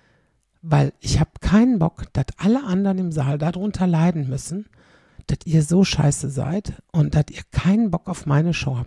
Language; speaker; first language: German; native; German